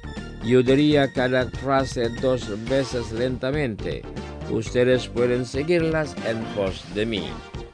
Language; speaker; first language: Spanish; non-native, fluent; Indonesian